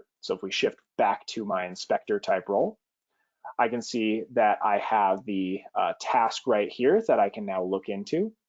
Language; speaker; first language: English; native; English